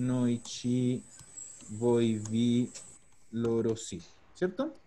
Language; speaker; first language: Italian; non-native, fluent; Spanish